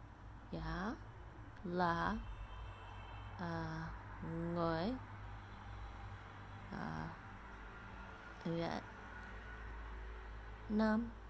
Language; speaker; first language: Vietnamese; non-native, learner; English